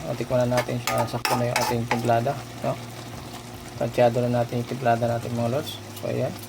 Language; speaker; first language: Filipino; non-native, local second language; Cebuano